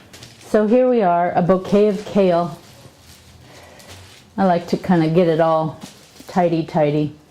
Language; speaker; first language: English; native; English